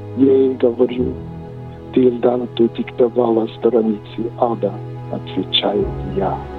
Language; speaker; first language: Russian; non-native, fluent; English